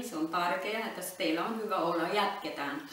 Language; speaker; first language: Finnish; non-native, learner; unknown